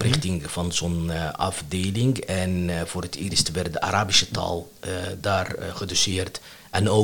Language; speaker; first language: Dutch; non-native, fluent; Arabic